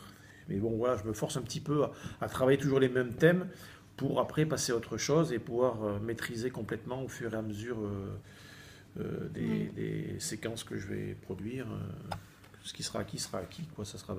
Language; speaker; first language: French; native; French